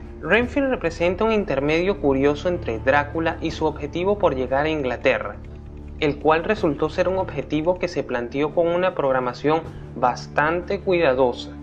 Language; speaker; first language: Spanish; native; Spanish